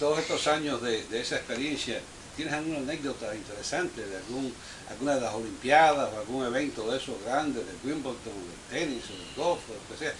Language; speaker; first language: Spanish; native; Spanish